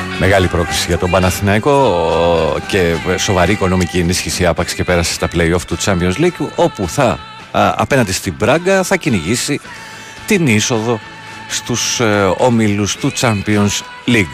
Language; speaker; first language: Greek; native; Greek